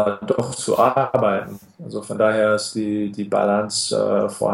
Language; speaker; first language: German; non-native, fluent; English